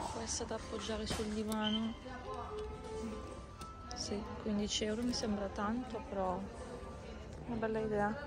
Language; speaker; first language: Italian; non-native, fluent; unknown